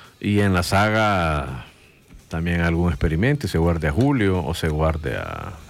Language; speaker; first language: Spanish; native; Spanish